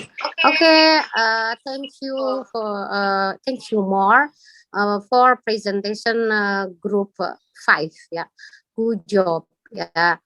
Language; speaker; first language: English; non-native, learner; Indonesian